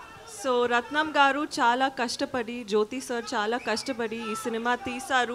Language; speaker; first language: Telugu; non-native, learner; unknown